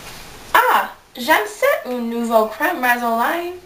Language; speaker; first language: French; non-native, learner; English